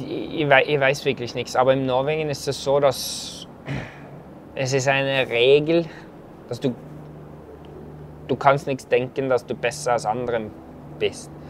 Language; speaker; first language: German; non-native, fluent; Norwegian